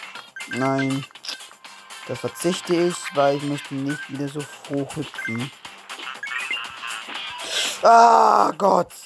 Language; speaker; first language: German; native; German